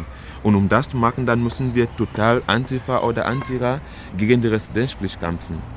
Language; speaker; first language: German; non-native, learner; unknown